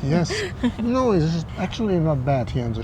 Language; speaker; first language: English; non-native, fluent; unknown